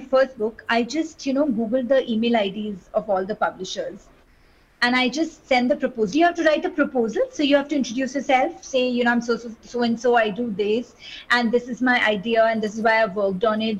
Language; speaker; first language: English; non-native, local second language; Hindi